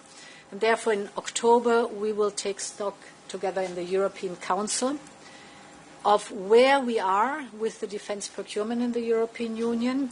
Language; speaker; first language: English; non-native, fluent; German